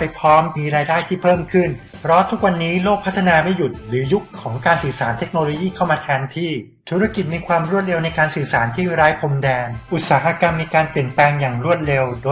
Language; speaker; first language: Thai; native; Thai